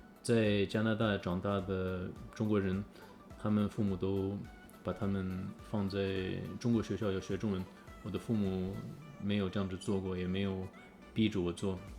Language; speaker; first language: Chinese; early bilingual, heritage; English